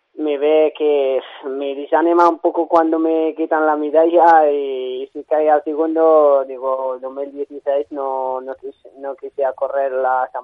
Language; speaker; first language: Spanish; non-native, learner; Arabic